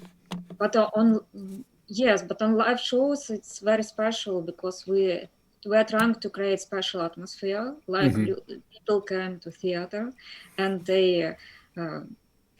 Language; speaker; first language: English; non-native, fluent; Russian